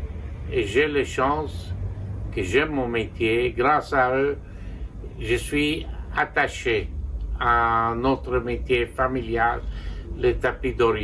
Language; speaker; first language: French; non-native, local second language; Armenian